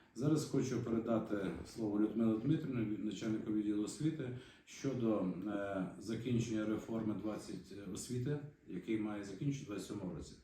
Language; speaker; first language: Ukrainian; native; Ukrainian